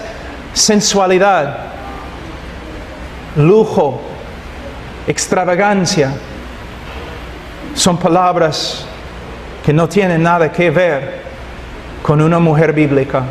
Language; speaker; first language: Spanish; non-native, fluent; English